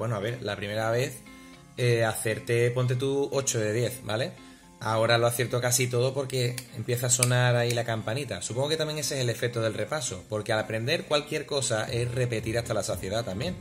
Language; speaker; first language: Spanish; native; Spanish